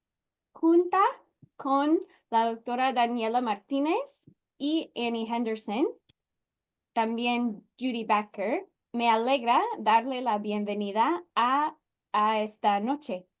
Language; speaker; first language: Spanish; non-native, fluent; English